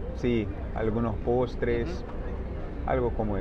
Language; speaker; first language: Spanish; non-native, fluent; Portuguese